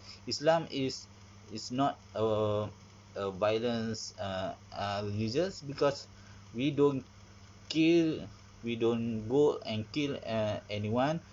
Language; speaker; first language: English; non-native, learner; Malay